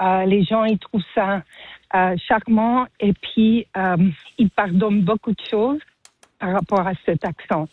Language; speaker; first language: French; non-native, fluent; Spanish